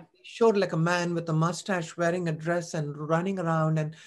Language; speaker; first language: English; non-native, local second language; Tamil